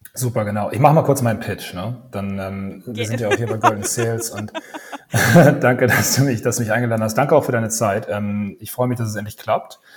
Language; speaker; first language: German; native; German